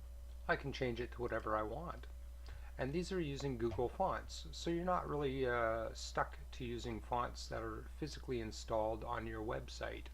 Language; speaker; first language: English; native; English